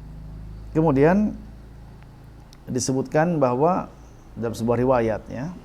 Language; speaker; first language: Indonesian; native; Indonesian